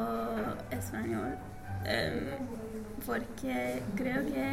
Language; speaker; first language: Spanish; non-native, learner; English